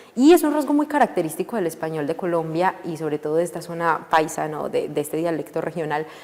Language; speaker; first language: Spanish; native; Spanish